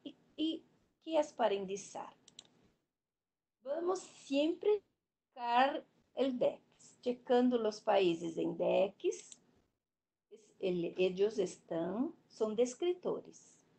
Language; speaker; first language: Spanish; non-native, learner; Portuguese